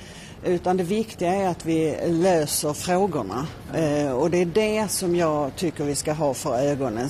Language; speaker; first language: Swedish; native; Swedish